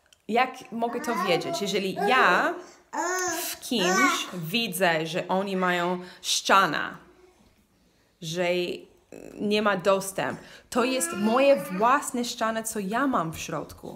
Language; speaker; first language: Polish; non-native, learner; English